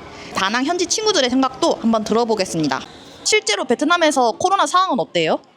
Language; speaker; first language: Korean; native; Korean